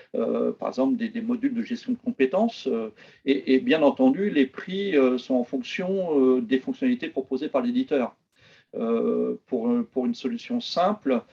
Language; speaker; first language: French; native; French